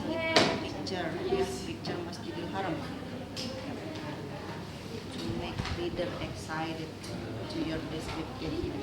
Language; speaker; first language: English; non-native, local second language; Indonesian